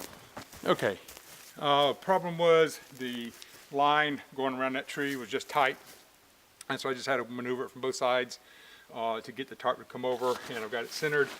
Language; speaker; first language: English; native; English